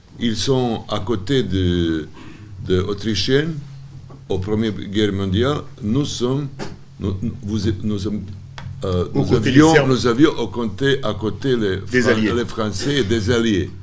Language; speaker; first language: French; non-native, learner; Serbian